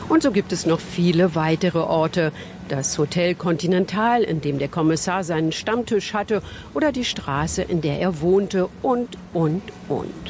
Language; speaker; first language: German; native; German